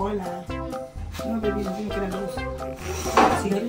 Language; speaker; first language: Spanish; non-native, local second language; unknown